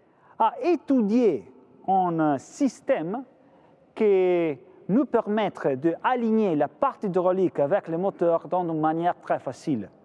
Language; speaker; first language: French; non-native, fluent; Italian